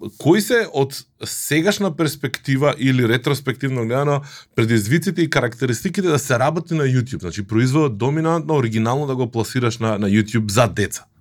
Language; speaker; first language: Macedonian; native; Macedonian